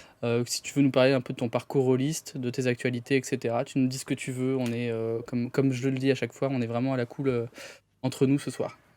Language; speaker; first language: French; native; French